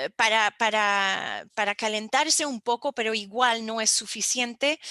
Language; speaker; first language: Spanish; non-native, fluent; French